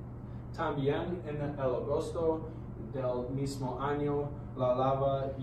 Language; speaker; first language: Spanish; non-native, learner; English